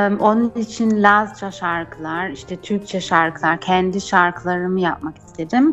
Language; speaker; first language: Turkish; early bilingual, heritage; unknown